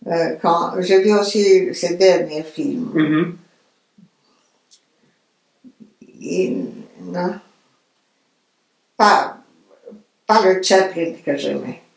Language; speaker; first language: French; non-native, fluent; Romanian